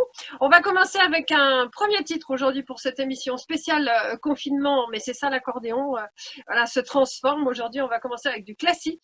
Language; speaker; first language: French; native; French